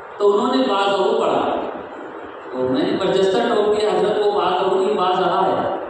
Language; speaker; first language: Urdu; native; Urdu